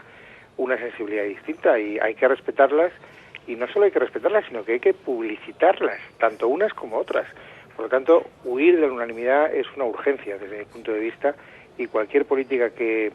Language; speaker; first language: Spanish; native; Spanish